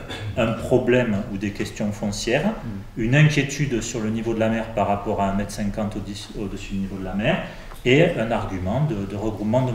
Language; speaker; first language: French; native; French